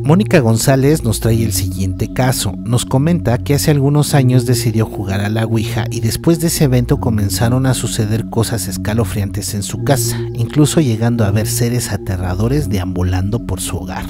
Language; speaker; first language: Spanish; native; Spanish